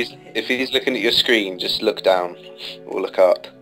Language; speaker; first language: English; native; English